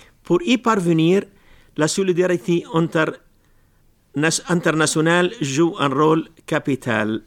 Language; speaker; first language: French; non-native, local second language; Arabic